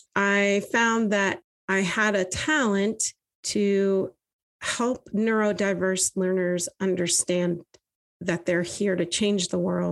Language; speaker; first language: English; native; English